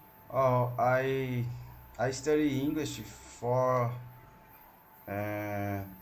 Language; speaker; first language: English; non-native, learner; Portuguese